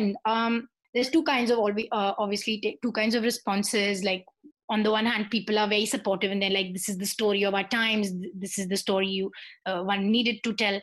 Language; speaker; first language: English; non-native, local second language; Hindi